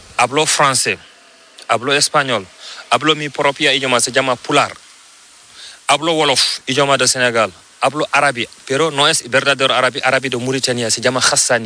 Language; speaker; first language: Spanish; non-native, learner; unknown